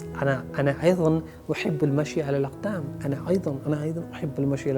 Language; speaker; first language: Arabic; non-native, fluent; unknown